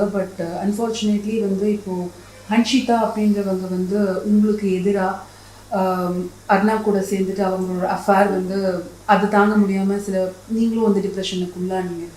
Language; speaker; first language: Tamil; native; Tamil